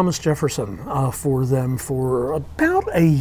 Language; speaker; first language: English; native; English